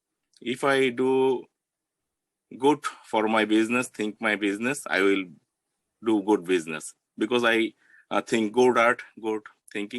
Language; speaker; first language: English; non-native, learner; Bangla